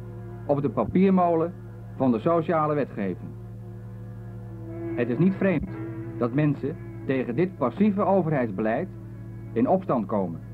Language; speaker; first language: Dutch; native; Dutch